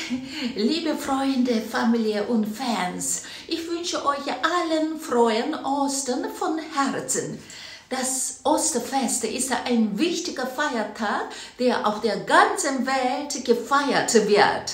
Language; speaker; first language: German; non-native, fluent; Korean